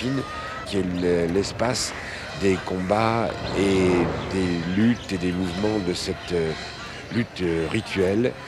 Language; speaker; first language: French; native; French